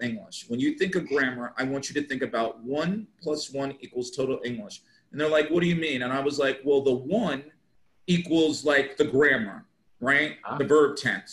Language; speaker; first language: English; native; English